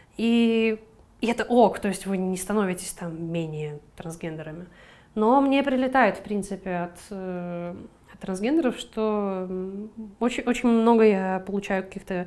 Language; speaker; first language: Russian; native; Russian